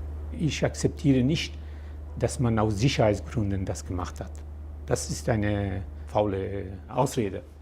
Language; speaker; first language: German; non-native, fluent; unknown